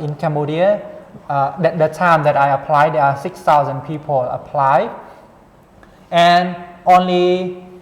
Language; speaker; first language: English; non-native, fluent; Khmer